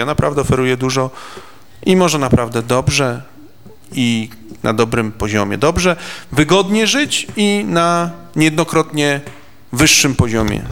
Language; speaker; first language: Polish; native; Polish